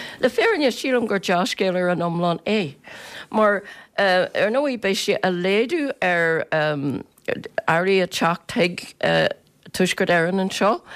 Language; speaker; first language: Irish; native; Irish